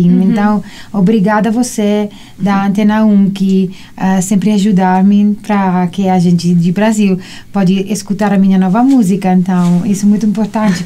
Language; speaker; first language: Portuguese; non-native, learner; Italian